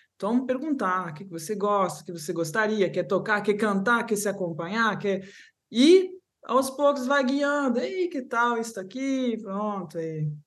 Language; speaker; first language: Portuguese; non-native, fluent; French